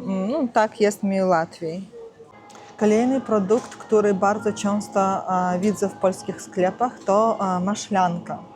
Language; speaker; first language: Polish; non-native, learner; Ukrainian